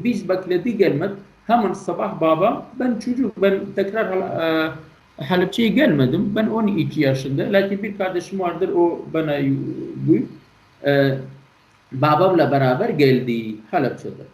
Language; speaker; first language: Turkish; non-native, learner; Kurdish